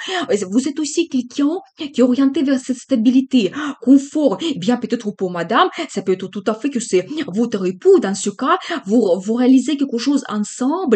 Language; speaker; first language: French; non-native, fluent; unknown